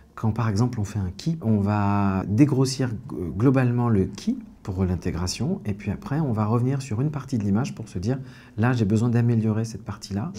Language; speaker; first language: French; native; French